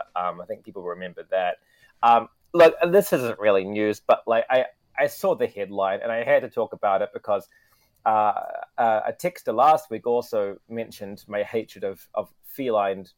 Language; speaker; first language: English; native; English